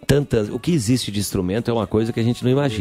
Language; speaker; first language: Portuguese; native; Portuguese